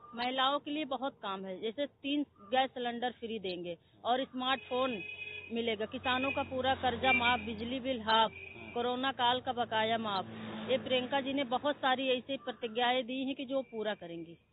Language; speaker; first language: Hindi; native; Hindi